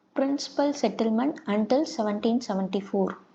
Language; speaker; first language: English; non-native, local second language; Tamil